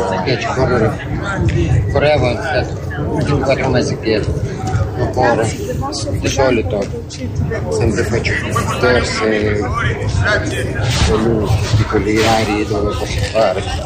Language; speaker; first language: Italian; non-native, learner; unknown